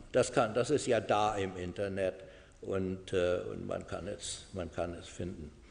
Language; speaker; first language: German; non-native, fluent; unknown